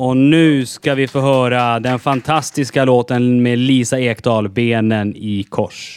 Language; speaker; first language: Swedish; native; Swedish